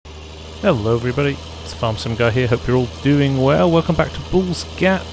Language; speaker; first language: English; native; English